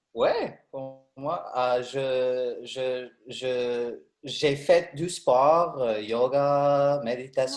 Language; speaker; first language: French; non-native, learner; Arabic